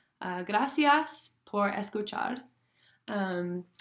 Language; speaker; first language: Spanish; non-native, learner; English